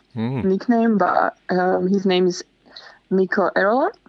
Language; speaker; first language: English; non-native, fluent; Slovak